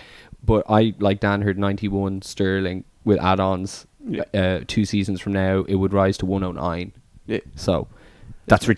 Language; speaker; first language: English; native; English